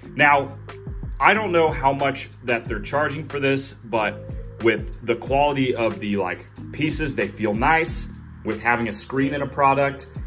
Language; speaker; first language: English; native; English